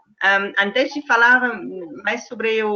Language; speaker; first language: Portuguese; non-native, fluent; French